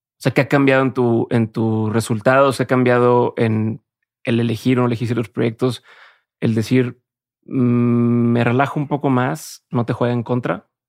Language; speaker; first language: Spanish; native; Spanish